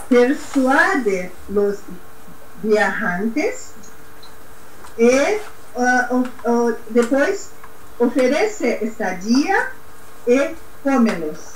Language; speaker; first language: Spanish; non-native, learner; Portuguese